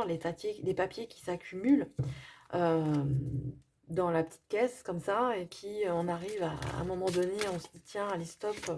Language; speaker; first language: French; native; French